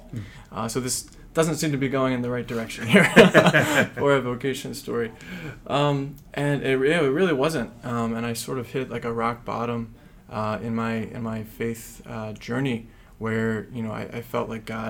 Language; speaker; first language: English; native; English